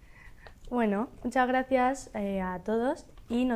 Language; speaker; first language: Spanish; early bilingual, other home language; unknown